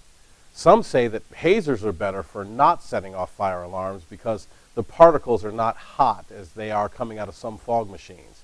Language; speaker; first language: English; native; English